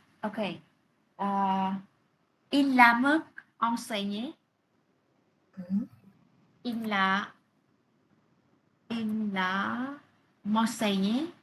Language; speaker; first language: French; non-native, learner; Vietnamese